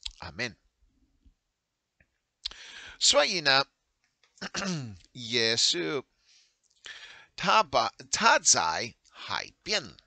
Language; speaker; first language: Chinese; non-native, learner; English